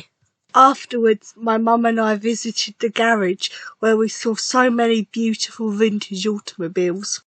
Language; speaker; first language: English; native; English